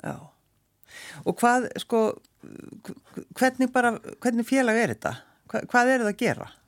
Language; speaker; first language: Icelandic; native; Icelandic